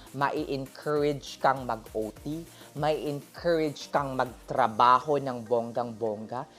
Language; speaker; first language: Filipino; native; Filipino